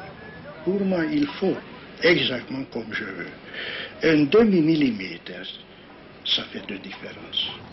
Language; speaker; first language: French; non-native, learner; Hungarian